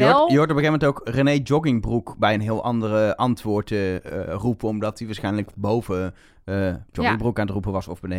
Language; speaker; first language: Dutch; native; Dutch